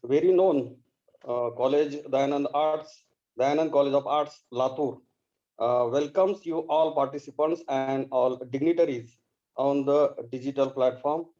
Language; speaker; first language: English; non-native, local second language; Marathi